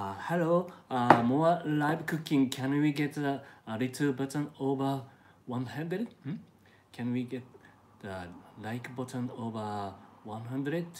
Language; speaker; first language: English; non-native, learner; Japanese